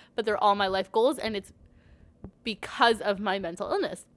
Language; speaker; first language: English; native; English